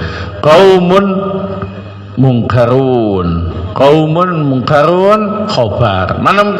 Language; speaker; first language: Arabic; non-native, fluent; Indonesian